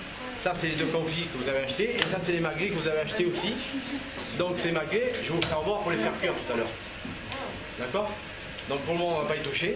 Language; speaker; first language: French; native; French